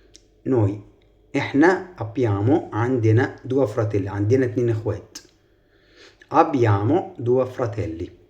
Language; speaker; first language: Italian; non-native, fluent; Arabic